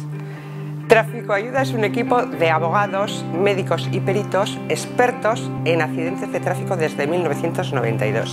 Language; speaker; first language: Spanish; native; Spanish